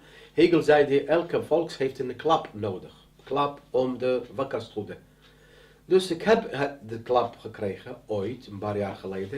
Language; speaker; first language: Dutch; non-native, learner; Arabic